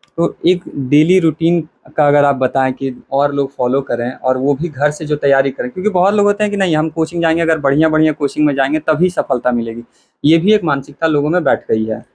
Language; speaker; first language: Hindi; native; Hindi